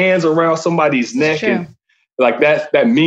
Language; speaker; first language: English; native; English